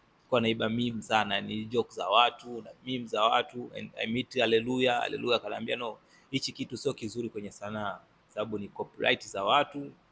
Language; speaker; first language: Swahili; native; Swahili